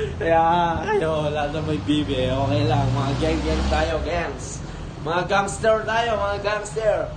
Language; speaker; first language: Filipino; non-native, local second language; Pampanga